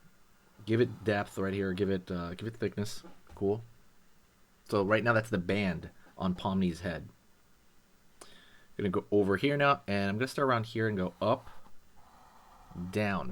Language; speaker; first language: English; native; English